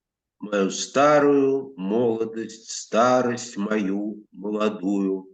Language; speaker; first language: Russian; native; Russian